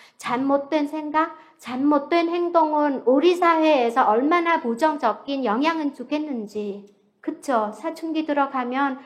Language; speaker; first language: Korean; non-native, fluent; Vietnamese